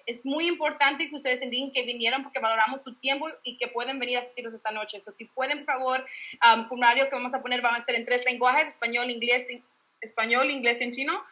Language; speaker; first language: Spanish; early bilingual, heritage; Spanish